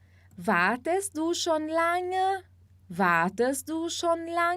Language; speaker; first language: German; non-native, fluent; Portuguese